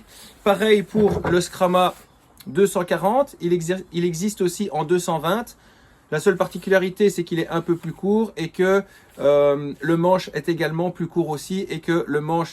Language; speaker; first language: French; native; French